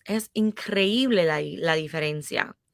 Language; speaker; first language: Spanish; non-native, fluent; English